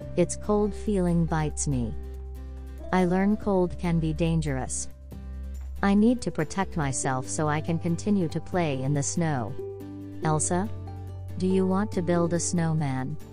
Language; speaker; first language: English; non-native, fluent; Thai